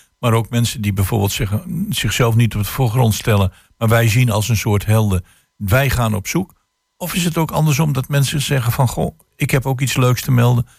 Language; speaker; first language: Dutch; native; Dutch